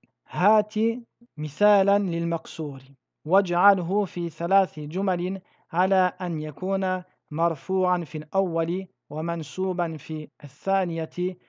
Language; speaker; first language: Arabic; non-native, fluent; French